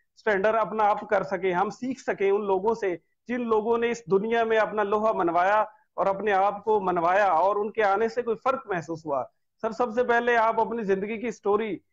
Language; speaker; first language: Urdu; non-native, local second language; Punjabi